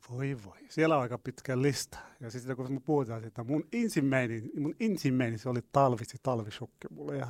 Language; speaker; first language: Finnish; non-native, fluent; Arabic